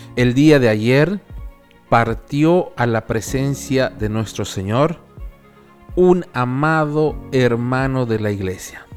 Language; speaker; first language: Spanish; native; Spanish